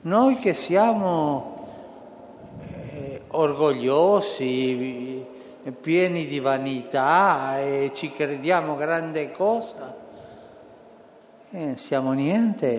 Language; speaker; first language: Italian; early bilingual, heritage; Spanish